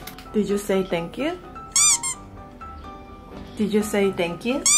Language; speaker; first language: English; non-native, fluent; Korean